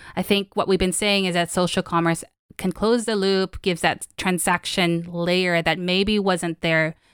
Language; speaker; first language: English; non-native, local second language; Filipino